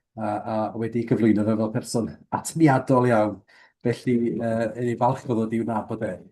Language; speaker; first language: Welsh; native; Welsh